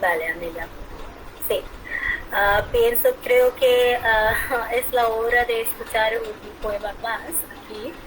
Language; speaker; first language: Spanish; non-native, fluent; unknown